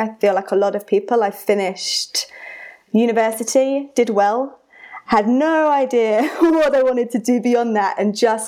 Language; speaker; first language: English; native; English